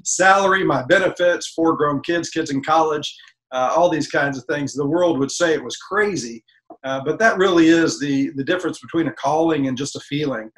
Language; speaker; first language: English; native; English